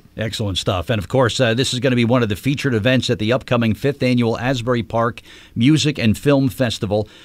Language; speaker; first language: English; native; English